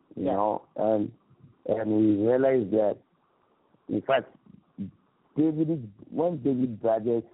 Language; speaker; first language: English; non-native, local second language; Akan